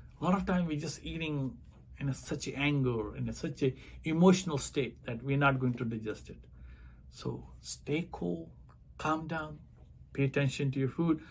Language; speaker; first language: English; non-native, local second language; Punjabi